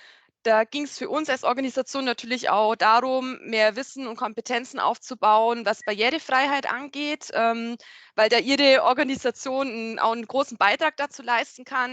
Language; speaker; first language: German; native; German